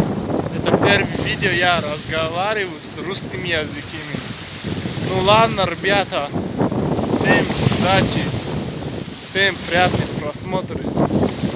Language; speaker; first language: Russian; non-native, learner; Tajik